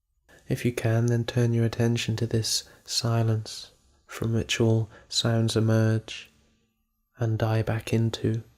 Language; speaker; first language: English; native; English